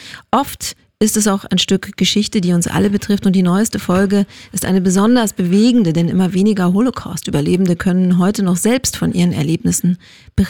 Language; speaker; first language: German; native; German